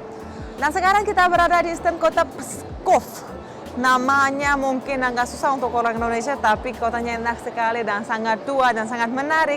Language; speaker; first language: Indonesian; non-native, fluent; Russian